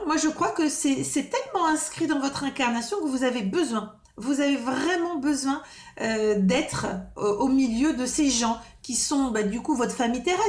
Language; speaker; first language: French; native; French